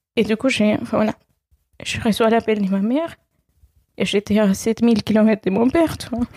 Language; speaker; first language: French; non-native, fluent; Spanish